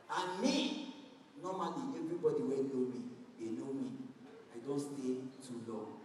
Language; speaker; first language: Nigerian Pidgin; non-native, local second language; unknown